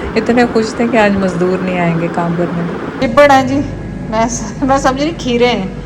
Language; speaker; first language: Urdu; non-native, local second language; Punjabi